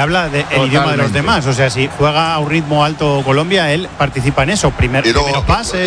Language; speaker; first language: Spanish; native; Spanish